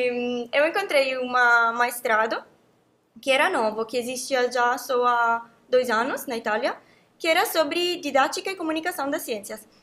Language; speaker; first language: Portuguese; non-native, fluent; Italian